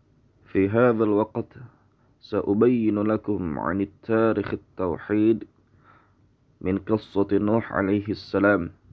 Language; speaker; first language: Arabic; non-native, learner; Indonesian